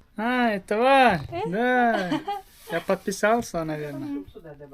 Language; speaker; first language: Russian; non-native, local second language; Tajik